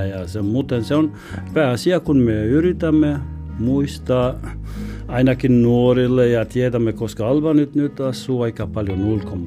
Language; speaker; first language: Finnish; non-native, learner; Albanian